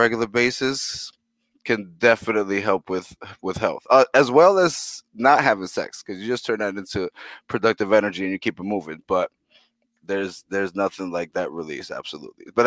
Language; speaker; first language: English; early bilingual, other home language; Spanish